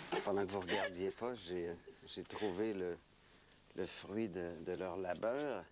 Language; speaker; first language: French; native; French